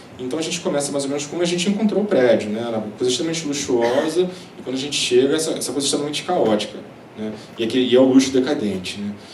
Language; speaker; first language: Portuguese; native; Portuguese